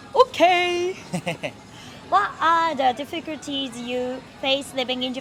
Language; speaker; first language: English; non-native, learner; Japanese